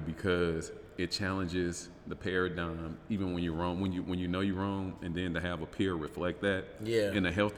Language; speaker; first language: English; native; English